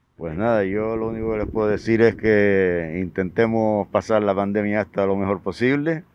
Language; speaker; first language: Spanish; native; Spanish